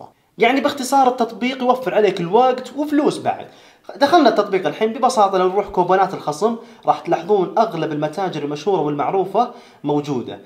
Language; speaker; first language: Arabic; native; Arabic